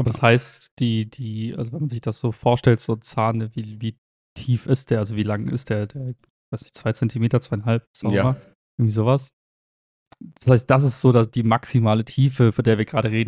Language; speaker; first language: German; native; German